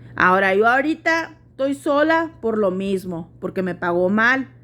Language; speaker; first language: Spanish; early bilingual, heritage; Spanish